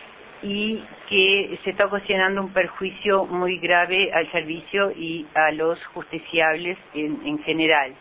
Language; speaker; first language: Spanish; native; Spanish